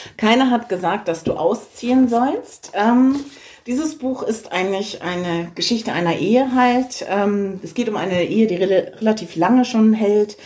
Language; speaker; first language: German; native; German